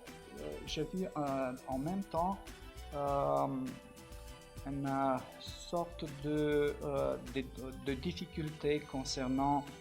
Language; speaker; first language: French; non-native, fluent; Romanian